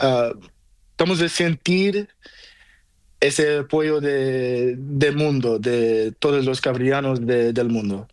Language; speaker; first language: Spanish; non-native, learner; Portuguese